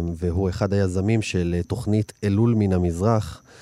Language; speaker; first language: Hebrew; native; Hebrew